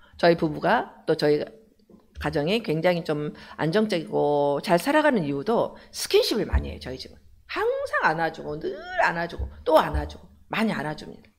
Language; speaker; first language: Korean; native; Korean